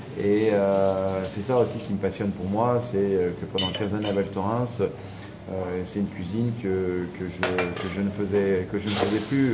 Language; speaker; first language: French; native; French